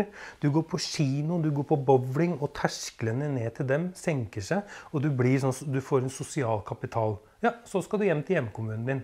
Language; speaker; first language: Norwegian; native; Norwegian